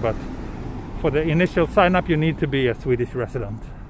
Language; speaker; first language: English; non-native, fluent; Swedish